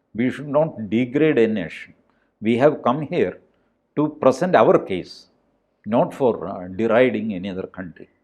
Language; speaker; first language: English; non-native, local second language; Malayalam